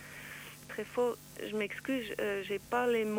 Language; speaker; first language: French; non-native, learner; Swiss German